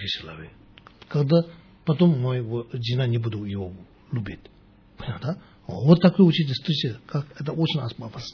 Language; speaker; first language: Russian; non-native, learner; Tibetan